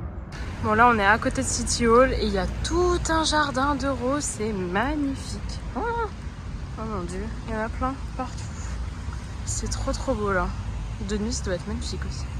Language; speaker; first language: French; native; French